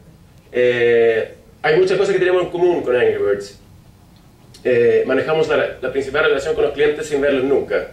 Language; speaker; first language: Spanish; non-native, fluent; Swedish